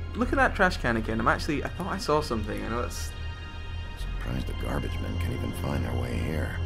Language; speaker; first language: English; native; English